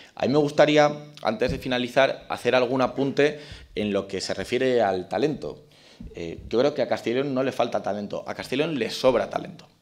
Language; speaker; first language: Spanish; native; Spanish